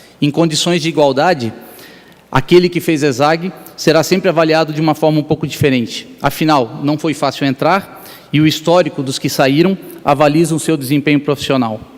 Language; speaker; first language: Portuguese; native; Portuguese